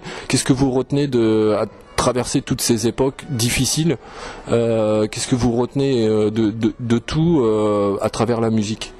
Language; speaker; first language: French; native; French